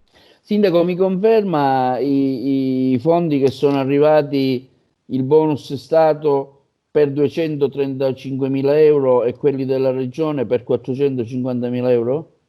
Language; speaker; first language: Italian; native; Italian